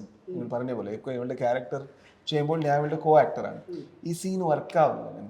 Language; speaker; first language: Malayalam; non-native, learner; Kannada